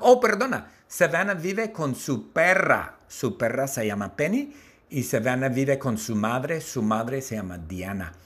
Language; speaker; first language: Spanish; non-native, learner; English